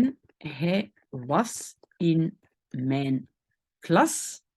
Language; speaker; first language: Dutch; non-native, fluent; French